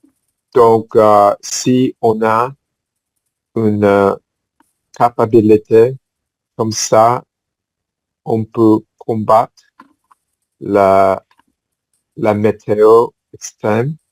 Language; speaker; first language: French; non-native, fluent; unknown